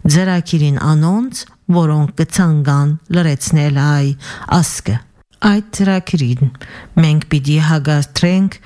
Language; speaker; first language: Armenian; early bilingual, heritage; Armenian